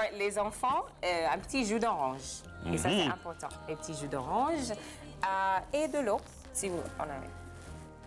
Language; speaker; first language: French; non-native, fluent; English